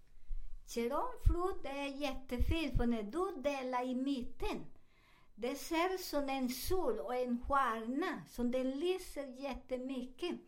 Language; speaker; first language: Swedish; non-native, learner; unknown